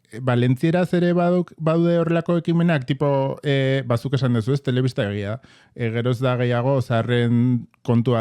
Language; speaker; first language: Basque; native; Basque